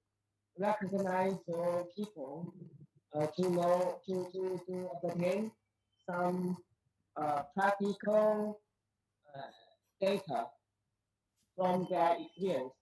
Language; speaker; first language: English; non-native, learner; Chinese